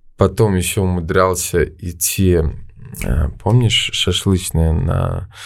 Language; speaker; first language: Russian; native; Russian